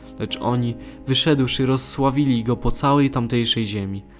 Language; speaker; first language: Polish; native; Polish